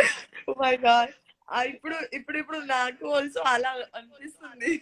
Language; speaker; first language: Telugu; non-native, learner; Gujarati